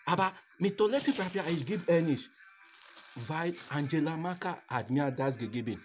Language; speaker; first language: German; non-native, learner; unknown